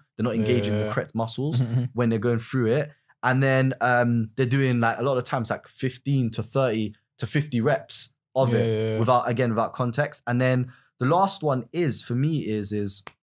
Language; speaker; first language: English; native; English